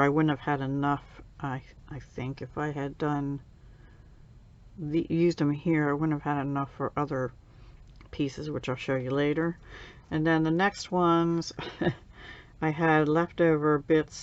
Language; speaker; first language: English; native; English